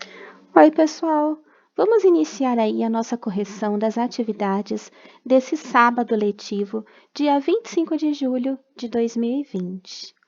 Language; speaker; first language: Portuguese; native; Portuguese